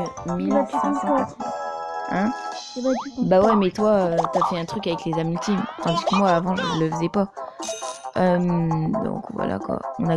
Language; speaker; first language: French; native; French